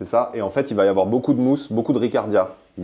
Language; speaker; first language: French; native; French